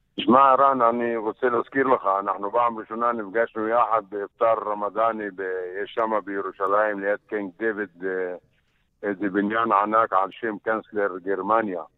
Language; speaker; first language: Hebrew; non-native, local second language; Arabic